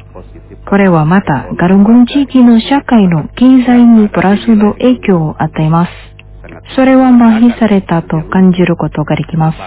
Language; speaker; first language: Japanese; non-native, fluent; Indonesian